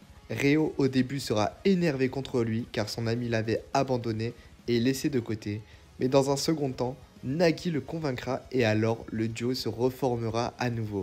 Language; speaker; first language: French; native; French